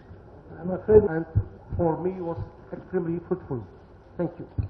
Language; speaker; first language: English; non-native, learner; Polish